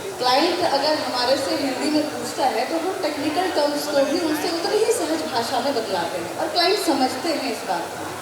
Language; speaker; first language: Hindi; non-native, local second language; Maithili